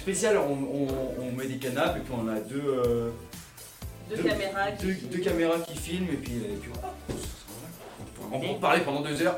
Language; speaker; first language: French; native; French